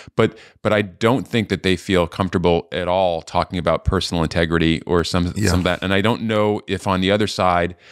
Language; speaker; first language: English; native; English